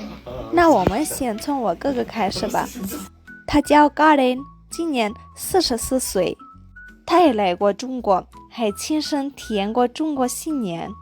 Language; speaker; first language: Chinese; non-native, fluent; Armenian